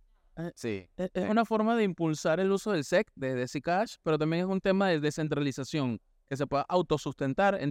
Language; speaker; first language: Spanish; native; Spanish